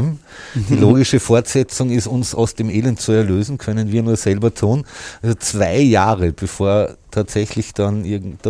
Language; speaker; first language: German; native; German